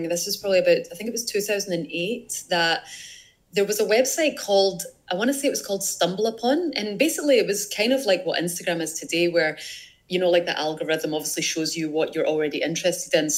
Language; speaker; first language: English; native; English